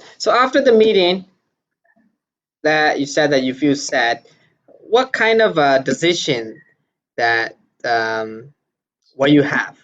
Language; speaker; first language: English; non-native, fluent; Burmese